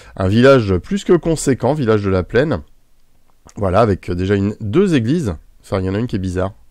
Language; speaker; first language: French; native; French